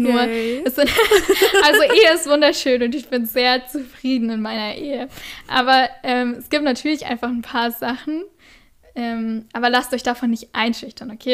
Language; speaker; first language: German; native; German